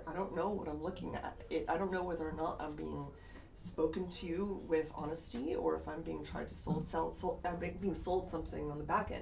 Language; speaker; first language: English; native; English